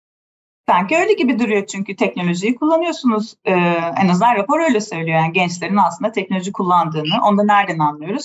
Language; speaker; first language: Turkish; native; Turkish